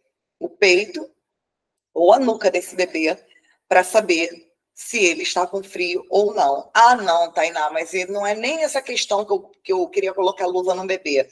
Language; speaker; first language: Portuguese; native; Portuguese